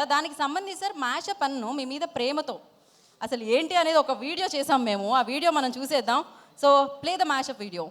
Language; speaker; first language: Telugu; native; Telugu